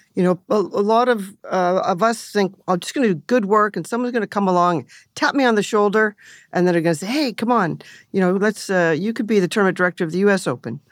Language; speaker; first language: English; native; English